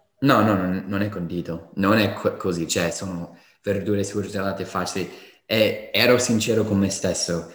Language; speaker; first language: Italian; non-native, fluent; English